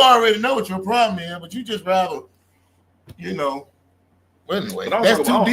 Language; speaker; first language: English; native; English